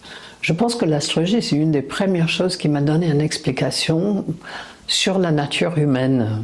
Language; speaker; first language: French; non-native, fluent; English